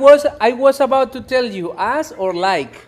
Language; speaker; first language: English; non-native, local second language; Spanish